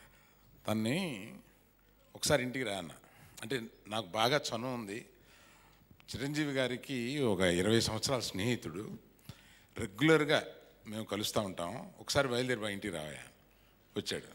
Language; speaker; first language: Telugu; native; Telugu